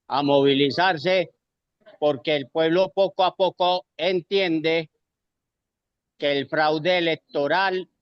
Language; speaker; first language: Spanish; native; Spanish